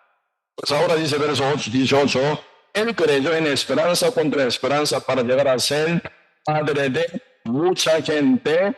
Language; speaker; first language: Spanish; non-native, learner; Korean